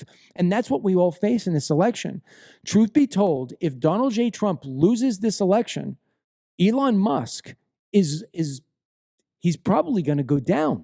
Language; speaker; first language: English; native; English